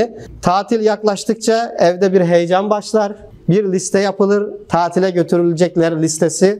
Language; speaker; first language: Turkish; native; Turkish